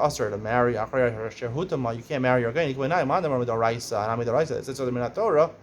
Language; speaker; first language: English; native; English